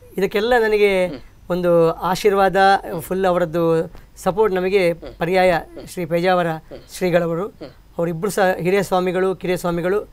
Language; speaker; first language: Kannada; native; Kannada